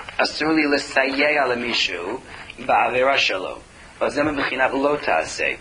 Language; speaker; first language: Hebrew; non-native, fluent; English